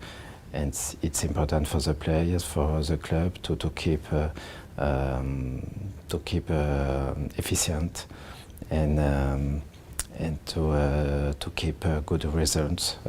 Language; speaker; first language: English; non-native, learner; French